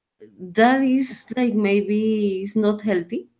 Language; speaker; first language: English; non-native, learner; Spanish